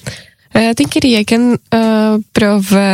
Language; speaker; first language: Norwegian; non-native, learner; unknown